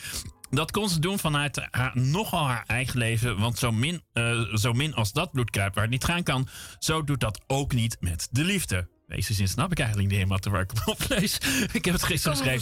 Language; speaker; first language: Dutch; native; Dutch